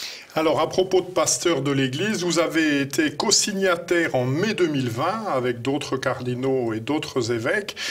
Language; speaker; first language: French; native; French